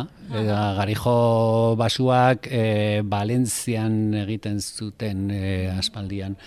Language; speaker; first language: Basque; non-native, local second language; Spanish